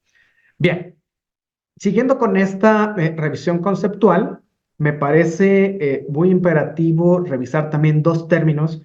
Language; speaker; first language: Spanish; native; Spanish